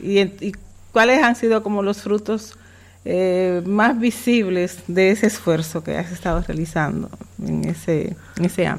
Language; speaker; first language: Spanish; native; Spanish